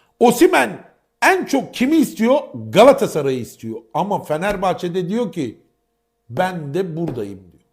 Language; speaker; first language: Turkish; native; Turkish